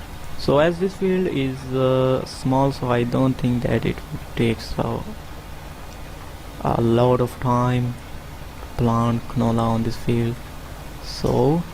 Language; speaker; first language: English; non-native, fluent; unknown